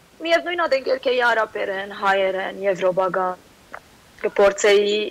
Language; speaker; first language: Armenian; early bilingual, heritage; Armenian